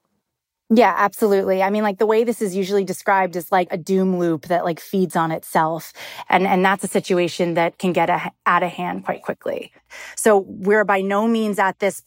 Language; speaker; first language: English; native; English